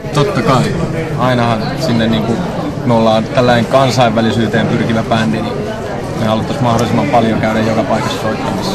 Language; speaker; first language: Finnish; native; Finnish